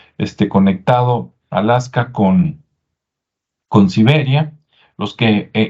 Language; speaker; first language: Spanish; native; Spanish